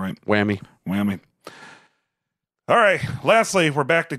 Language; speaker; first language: English; native; English